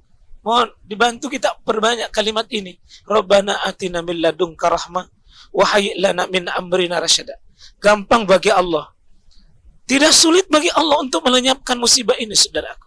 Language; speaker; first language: Indonesian; native; Indonesian